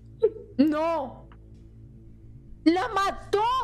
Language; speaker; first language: Spanish; native; Spanish